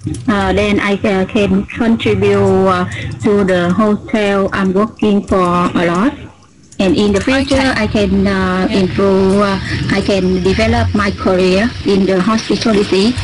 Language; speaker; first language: English; non-native, learner; Vietnamese